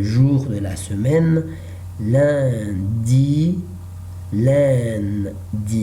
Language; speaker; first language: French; non-native, learner; Arabic